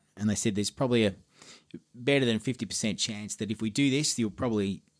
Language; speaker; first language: English; native; English